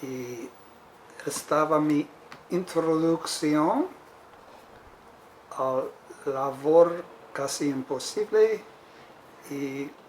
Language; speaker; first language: Spanish; non-native, fluent; English